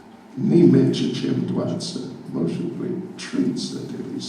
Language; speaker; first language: Russian; non-native, learner; English